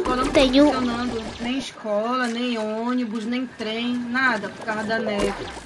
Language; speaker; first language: Portuguese; native; Portuguese